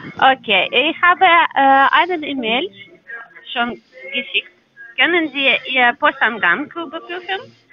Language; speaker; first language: German; non-native, learner; Russian